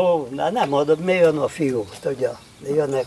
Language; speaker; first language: Hungarian; non-native, local second language; Romanian